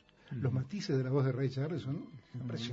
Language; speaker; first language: Spanish; native; Spanish